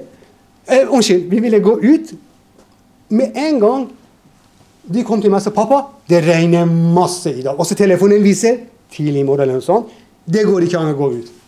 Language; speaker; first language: Norwegian; non-native, fluent; Persian